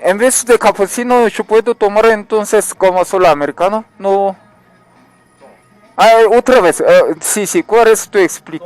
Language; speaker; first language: Spanish; non-native, learner; Korean